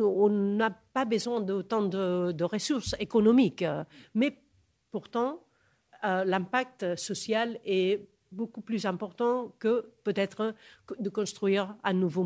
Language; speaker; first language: French; non-native, fluent; Catalan